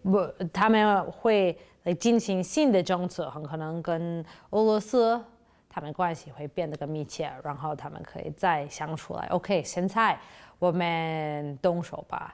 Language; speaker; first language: Chinese; non-native, fluent; English